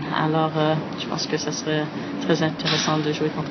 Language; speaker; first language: French; non-native, fluent; English